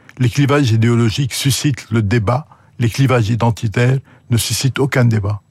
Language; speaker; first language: French; non-native, local second language; Arabic